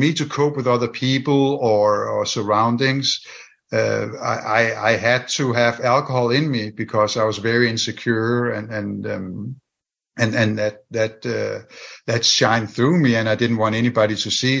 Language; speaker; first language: English; non-native, fluent; Danish